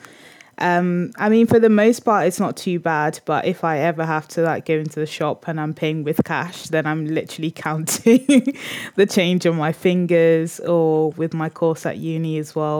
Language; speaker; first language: English; native; English